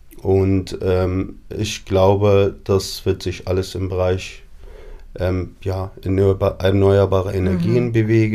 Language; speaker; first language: German; non-native, fluent; Arabic